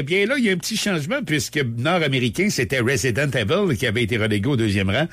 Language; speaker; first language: French; native; French